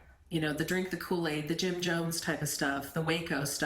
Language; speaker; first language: English; native; English